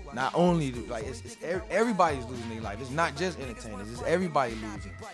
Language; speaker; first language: English; native; English